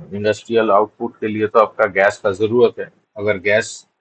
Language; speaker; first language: Hindi; non-native, local second language; Bangla